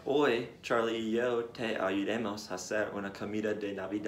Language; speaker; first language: Spanish; non-native, learner; English